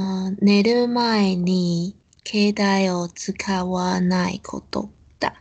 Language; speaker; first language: Japanese; non-native, learner; Chinese